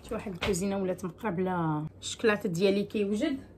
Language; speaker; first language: Arabic; native; Arabic